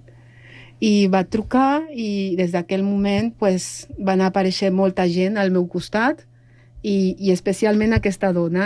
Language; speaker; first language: Catalan; non-native, fluent; Spanish